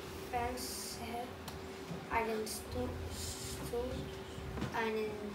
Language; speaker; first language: German; non-native, learner; Spanish